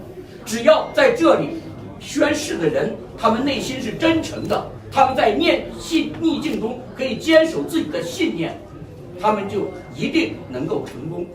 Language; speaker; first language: Chinese; native; Chinese